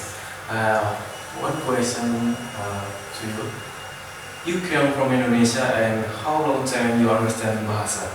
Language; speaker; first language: English; non-native, learner; Indonesian